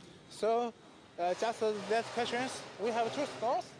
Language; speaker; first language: English; non-native, learner; Chinese